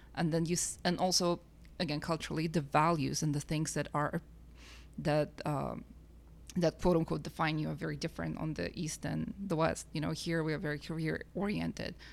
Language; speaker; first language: English; non-native, fluent; Russian